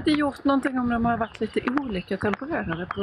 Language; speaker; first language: Swedish; native; Swedish